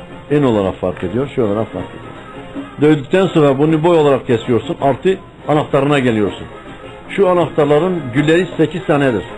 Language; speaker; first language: Turkish; native; Turkish